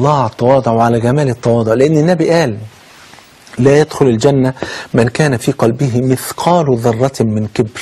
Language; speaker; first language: Arabic; native; Arabic